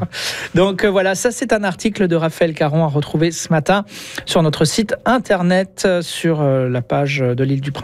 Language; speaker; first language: French; native; French